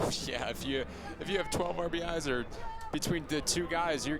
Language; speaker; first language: English; native; English